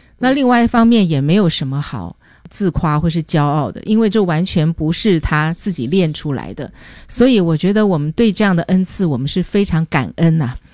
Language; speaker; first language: Chinese; native; Chinese